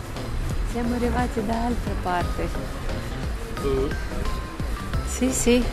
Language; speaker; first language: Italian; non-native, learner; Russian